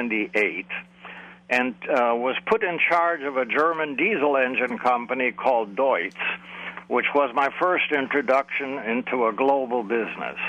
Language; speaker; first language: English; native; English